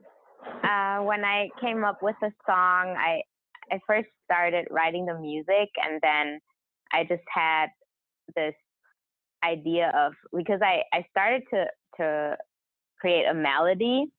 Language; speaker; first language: English; non-native, fluent; German